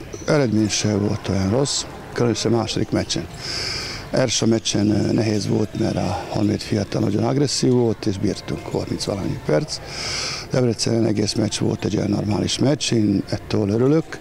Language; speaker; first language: Hungarian; non-native, fluent; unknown